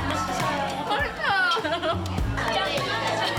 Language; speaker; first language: Korean; non-native, learner; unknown